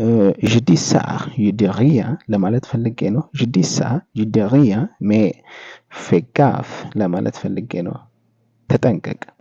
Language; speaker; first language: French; non-native, fluent; Amharic